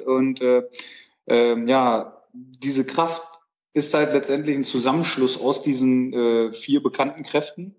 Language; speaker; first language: German; native; German